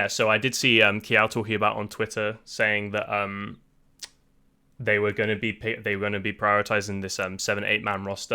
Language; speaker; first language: English; native; English